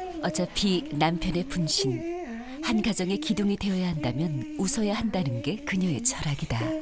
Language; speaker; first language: Korean; native; Korean